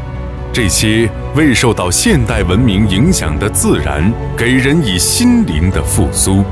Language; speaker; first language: Chinese; native; Chinese